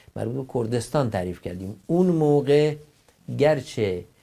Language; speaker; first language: Persian; non-native, local second language; Kurdish